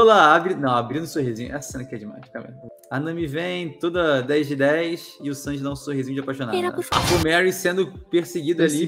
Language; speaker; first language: Portuguese; native; Portuguese